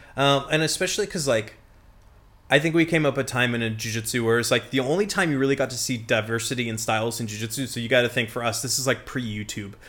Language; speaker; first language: English; native; English